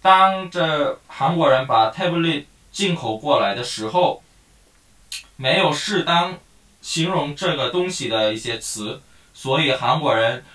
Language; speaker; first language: Chinese; non-native, fluent; Korean